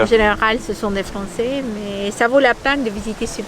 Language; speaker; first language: French; non-native, fluent; Albanian